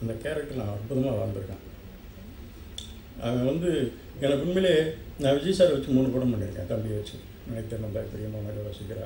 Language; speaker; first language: Tamil; native; Tamil